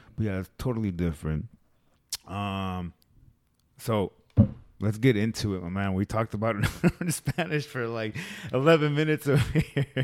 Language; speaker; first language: English; early bilingual, other home language; Spanish